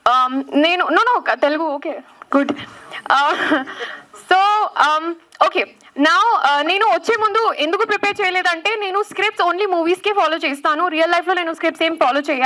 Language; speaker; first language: Telugu; non-native, learner; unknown